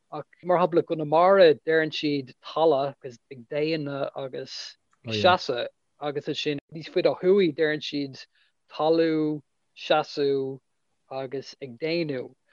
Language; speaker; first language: Irish; non-native, local second language; English